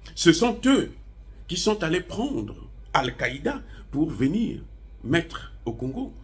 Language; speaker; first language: French; non-native, local second language; Lingala